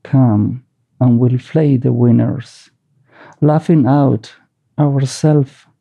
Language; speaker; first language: English; non-native, fluent; Basque